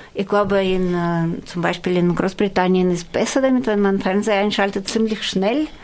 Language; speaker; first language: German; non-native, fluent; Russian